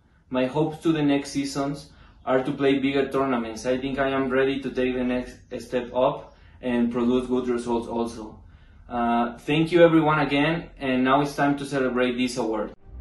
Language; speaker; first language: English; non-native, fluent; Spanish